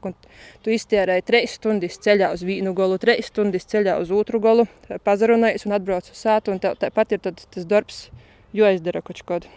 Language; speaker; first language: Latvian; native; Latvian